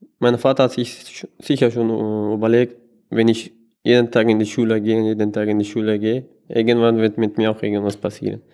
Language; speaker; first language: German; non-native, learner; Persian